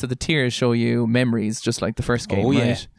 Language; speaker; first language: English; native; English